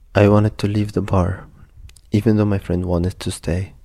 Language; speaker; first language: English; non-native, fluent; Arabic